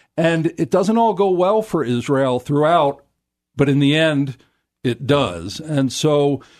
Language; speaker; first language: English; native; English